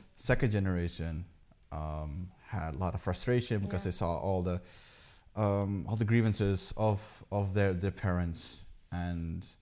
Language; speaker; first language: English; early bilingual, heritage; Dutch